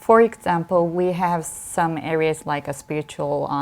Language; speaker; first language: English; non-native, fluent; Japanese